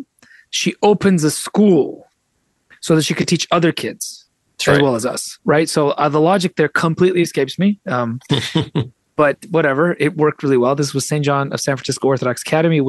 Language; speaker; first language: English; early bilingual, other home language; Russian